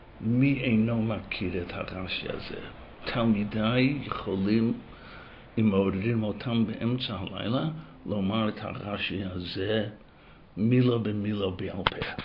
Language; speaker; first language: Hebrew; non-native, fluent; English